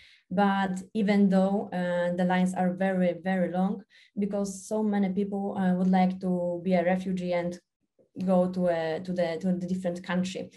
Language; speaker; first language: English; non-native, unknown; Polish